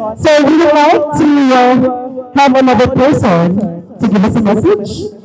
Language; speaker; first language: English; non-native, local second language; Filipino